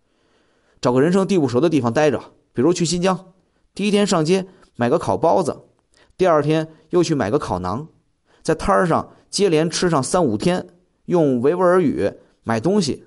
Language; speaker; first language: Chinese; native; Chinese